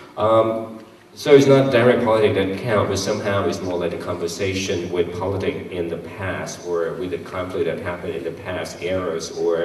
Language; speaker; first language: English; non-native, fluent; Thai